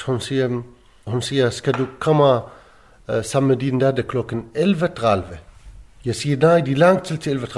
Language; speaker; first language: Danish; non-native, learner; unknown